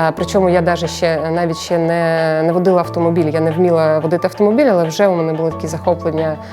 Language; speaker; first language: Ukrainian; non-native, local second language; Russian